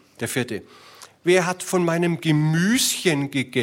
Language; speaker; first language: German; native; German